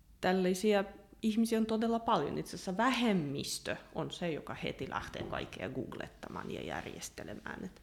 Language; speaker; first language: Finnish; non-native, fluent; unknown